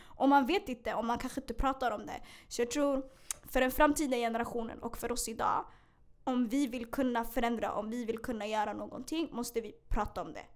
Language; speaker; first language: Swedish; early bilingual, other home language; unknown